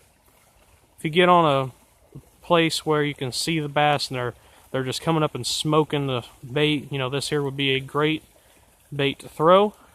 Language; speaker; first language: English; native; English